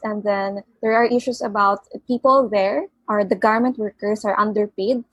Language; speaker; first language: English; non-native, local second language; Filipino